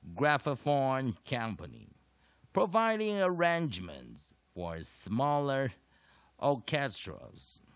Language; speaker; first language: English; non-native, fluent; Chinese